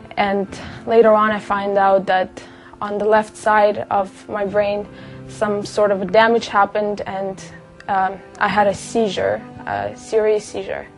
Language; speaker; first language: English; non-native, fluent; Russian